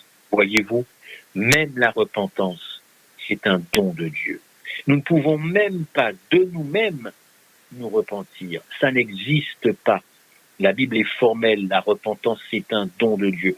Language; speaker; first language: French; native; French